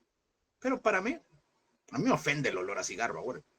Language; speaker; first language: Spanish; native; Spanish